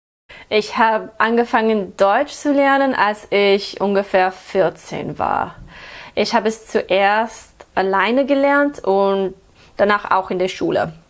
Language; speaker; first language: German; non-native, fluent; English